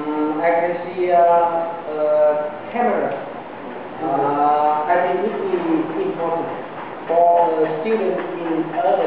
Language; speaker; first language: English; non-native, learner; Vietnamese